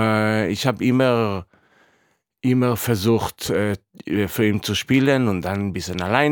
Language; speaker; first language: German; non-native, fluent; Hebrew